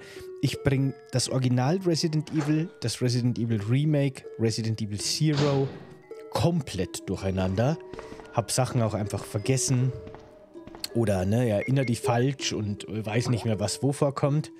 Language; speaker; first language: German; native; German